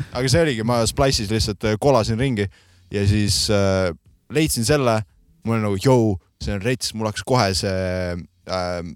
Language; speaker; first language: Estonian; native; Estonian